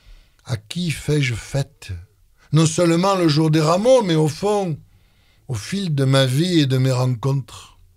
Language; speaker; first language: French; native; French